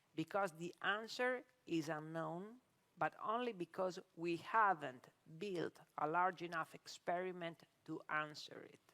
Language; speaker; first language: English; non-native, fluent; Italian